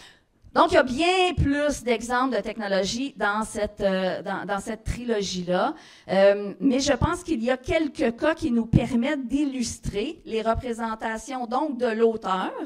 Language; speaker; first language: French; native; French